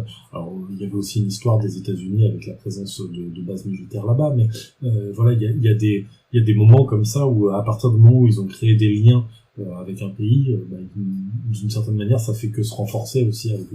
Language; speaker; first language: French; native; French